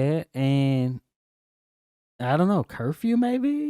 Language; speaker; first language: English; native; English